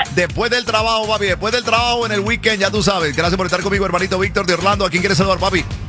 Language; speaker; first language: Spanish; early bilingual, heritage; Spanish